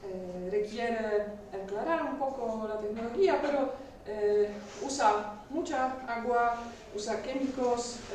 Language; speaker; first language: Spanish; non-native, learner; Polish